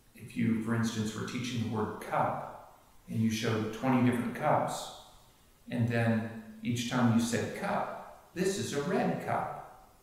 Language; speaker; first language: English; native; English